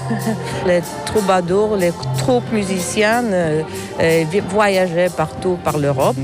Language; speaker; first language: French; non-native, fluent; Polish